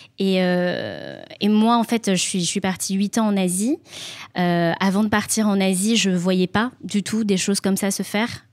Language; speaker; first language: French; native; French